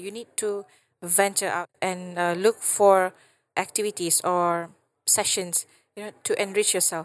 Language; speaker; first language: English; non-native, local second language; Malay